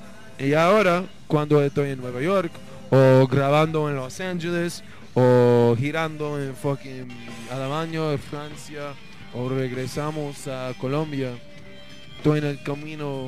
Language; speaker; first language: Spanish; non-native, learner; English